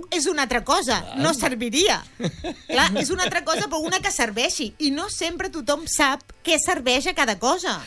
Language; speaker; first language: Catalan; native; Catalan